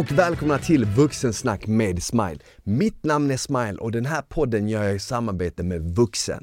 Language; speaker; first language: Swedish; early bilingual, other home language; Bosnian